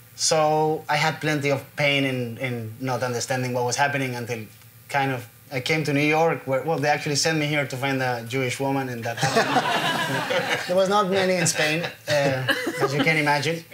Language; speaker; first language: English; non-native, fluent; Spanish